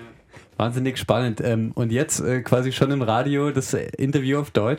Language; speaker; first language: German; native; German